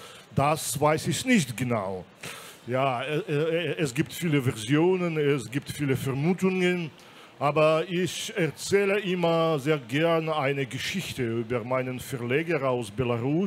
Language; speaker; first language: German; non-native, fluent; Belarusian